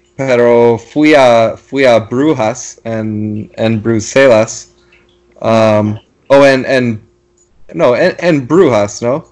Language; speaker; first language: Spanish; non-native, learner; English